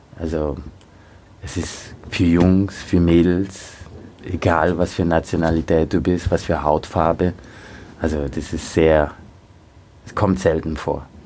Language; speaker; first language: German; early bilingual, other home language; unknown